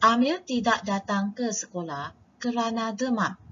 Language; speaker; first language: Indonesian; non-native, local second language; Chinese